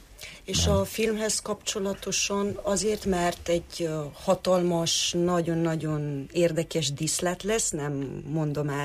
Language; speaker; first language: Hungarian; non-native, local second language; Romanian